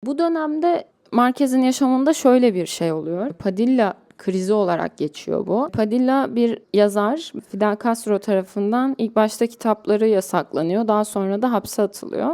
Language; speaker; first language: Turkish; native; Turkish